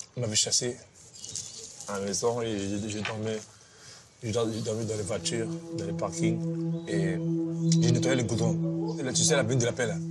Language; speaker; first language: French; non-native, local second language; Lingala